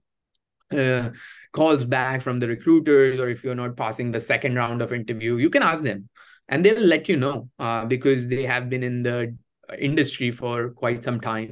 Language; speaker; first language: English; non-native, local second language; Hindi